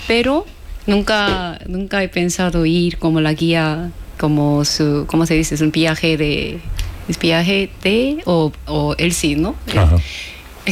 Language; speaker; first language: Spanish; non-native, fluent; Korean